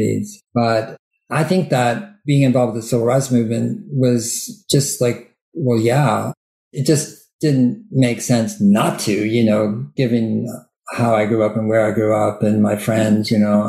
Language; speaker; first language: English; native; English